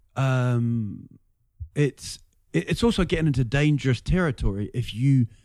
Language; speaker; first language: English; native; English